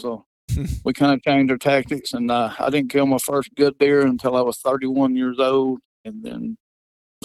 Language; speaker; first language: English; native; English